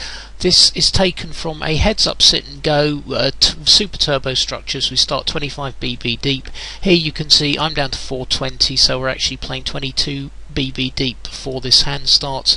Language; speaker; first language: English; native; English